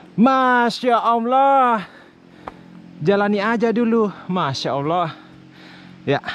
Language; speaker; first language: Indonesian; non-native, local second language; Buginese